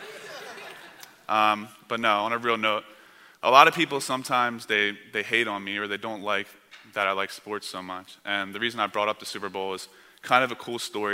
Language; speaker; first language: English; native; English